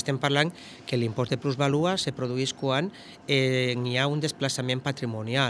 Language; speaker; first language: Catalan; native; Catalan